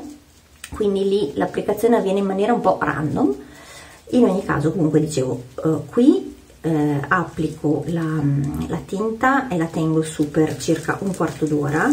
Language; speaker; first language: Italian; native; Italian